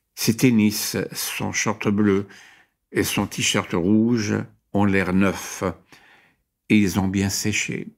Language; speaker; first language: French; non-native, local second language; Arabic